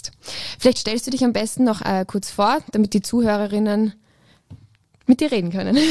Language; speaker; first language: German; native; German